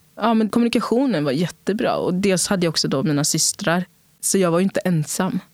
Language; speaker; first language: Swedish; early bilingual, other home language; Portuguese